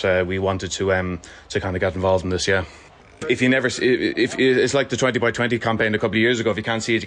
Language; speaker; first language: English; native; English